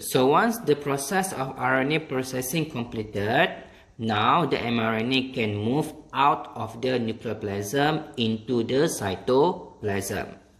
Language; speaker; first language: English; non-native, local second language; Malay